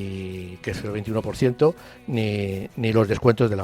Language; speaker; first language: Spanish; native; Spanish